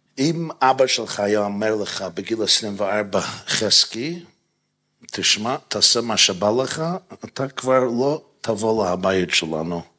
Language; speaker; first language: Hebrew; non-native, fluent; English